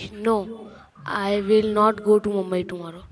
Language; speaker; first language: English; non-native, learner; Hindi